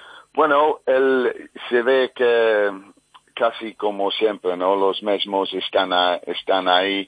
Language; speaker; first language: Spanish; non-native, fluent; English